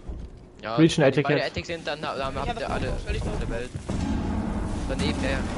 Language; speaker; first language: German; native; German